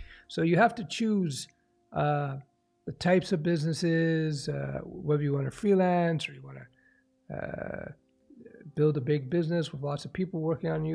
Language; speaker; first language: English; early bilingual, other home language; French